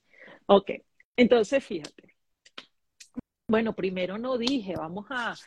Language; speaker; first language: Spanish; native; Spanish